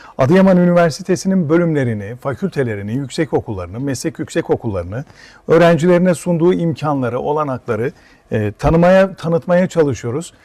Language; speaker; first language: Turkish; native; Turkish